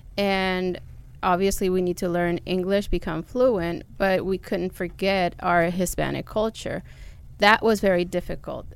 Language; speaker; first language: English; early bilingual, other home language; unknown